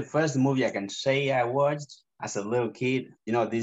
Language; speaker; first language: English; non-native, local second language; Gusii